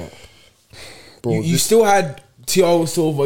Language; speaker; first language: English; native; English